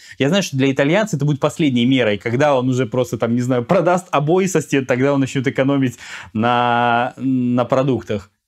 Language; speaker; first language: Russian; native; Russian